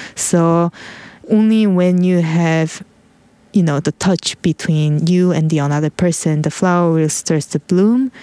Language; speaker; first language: English; non-native, fluent; Korean